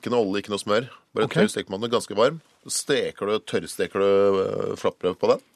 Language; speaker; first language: Norwegian; native; Norwegian